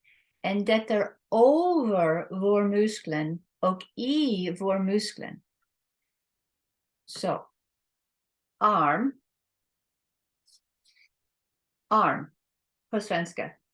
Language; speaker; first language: Swedish; non-native, learner; English